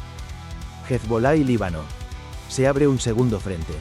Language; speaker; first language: Spanish; native; Spanish